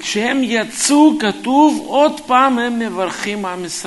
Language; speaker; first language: Hebrew; non-native, fluent; Russian